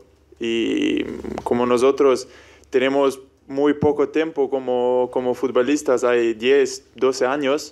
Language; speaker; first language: Spanish; non-native, fluent; German